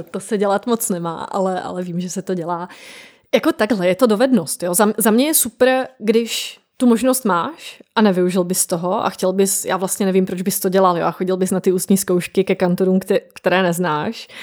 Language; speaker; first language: Czech; native; Czech